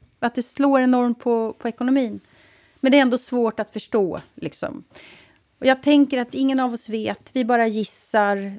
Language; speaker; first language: Swedish; native; Swedish